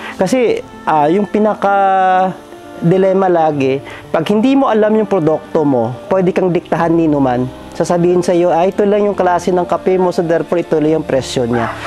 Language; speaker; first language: Filipino; non-native, local second language; Hiligaynon